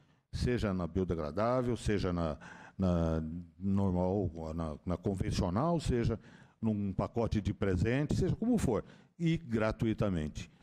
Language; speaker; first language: Portuguese; native; Portuguese